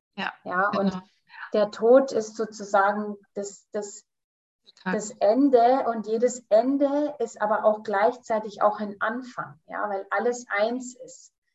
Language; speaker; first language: German; early bilingual, heritage; German